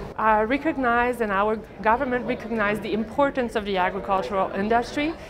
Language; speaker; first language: English; non-native, fluent; French